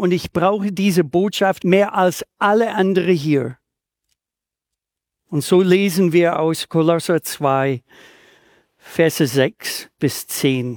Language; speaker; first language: German; native; German